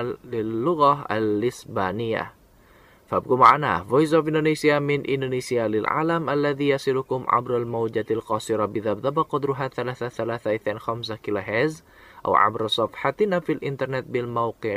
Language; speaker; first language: Arabic; non-native, fluent; Indonesian